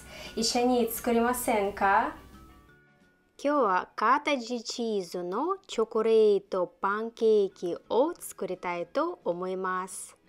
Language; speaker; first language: Japanese; non-native, learner; Russian